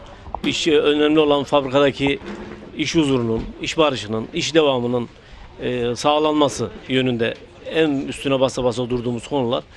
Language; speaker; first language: Turkish; native; Turkish